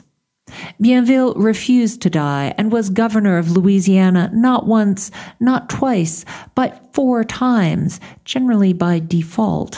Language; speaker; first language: English; native; English